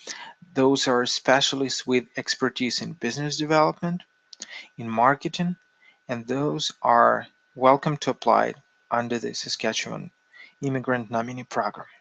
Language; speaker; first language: English; non-native, fluent; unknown